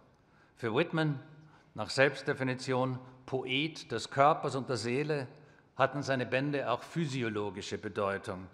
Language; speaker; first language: German; native; German